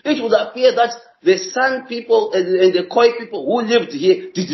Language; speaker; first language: English; non-native, local second language; Shona